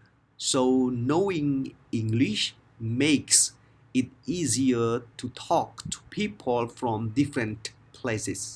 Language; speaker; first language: English; non-native, fluent; Khmer